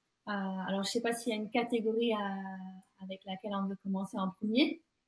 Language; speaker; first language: French; non-native, fluent; English